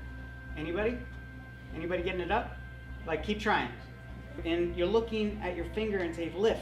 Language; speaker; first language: English; native; English